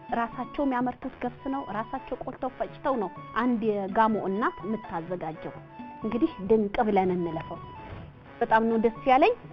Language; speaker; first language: Amharic; native; Amharic